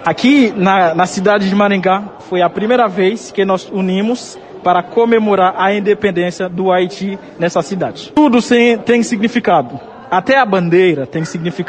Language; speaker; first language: Portuguese; non-native, local second language; Haitian Creole